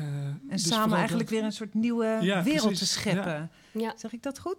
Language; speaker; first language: Dutch; native; Dutch